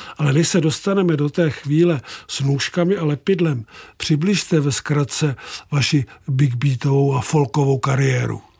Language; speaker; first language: Czech; native; Czech